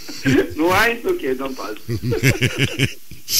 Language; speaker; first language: German; non-native, learner; Italian